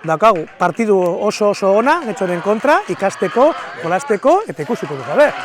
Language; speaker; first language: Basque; non-native, learner; Spanish